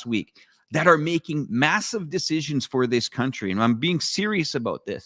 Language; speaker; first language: English; native; English